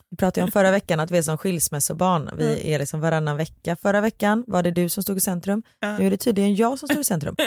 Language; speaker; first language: Swedish; native; Swedish